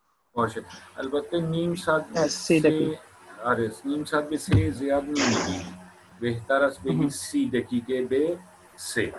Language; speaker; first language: Persian; non-native, fluent; Urdu